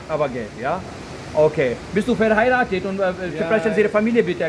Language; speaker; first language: German; non-native, learner; Urdu